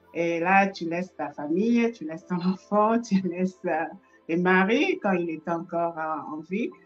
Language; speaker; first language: French; non-native, local second language; Lingala